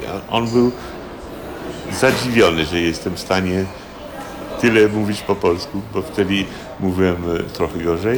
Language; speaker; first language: Polish; early bilingual, heritage; French